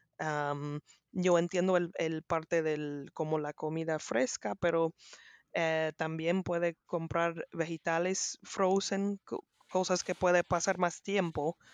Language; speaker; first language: Spanish; non-native, learner; English